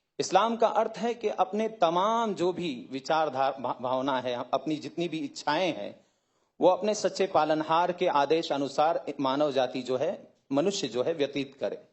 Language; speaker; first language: Hindi; native; Hindi